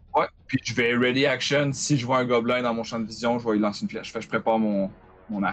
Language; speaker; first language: French; native; French